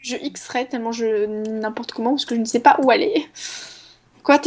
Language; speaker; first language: French; native; French